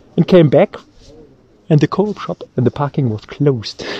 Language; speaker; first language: English; non-native, learner; German